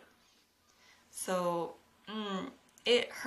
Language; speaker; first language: English; native; English